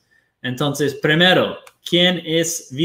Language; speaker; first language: Spanish; non-native, fluent; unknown